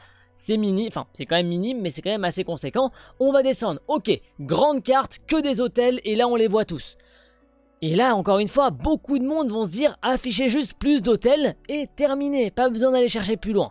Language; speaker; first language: French; native; French